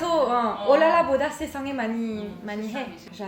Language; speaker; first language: Korean; non-native, learner; French